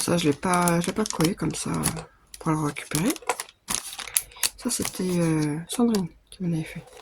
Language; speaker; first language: French; native; French